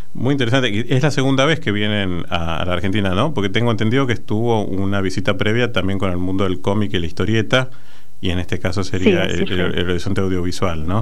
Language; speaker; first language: Spanish; native; Spanish